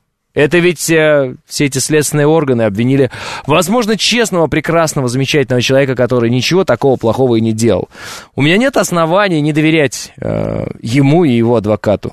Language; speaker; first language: Russian; native; Russian